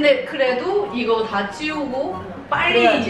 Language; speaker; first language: Korean; non-native, learner; Cantonese